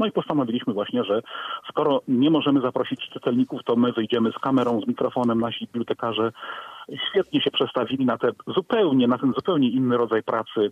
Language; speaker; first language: Polish; native; Polish